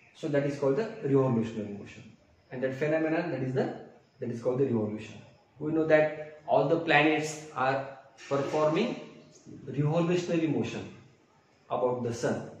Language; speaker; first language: English; non-native, local second language; Marathi